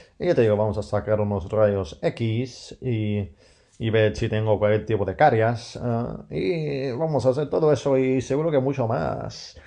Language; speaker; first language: Spanish; non-native, fluent; English